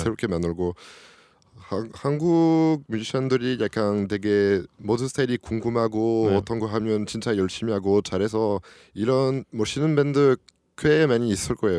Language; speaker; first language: Korean; non-native, learner; French